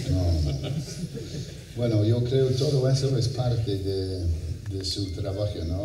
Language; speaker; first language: Spanish; non-native, fluent; English